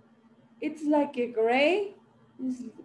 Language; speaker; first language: English; non-native, learner; Spanish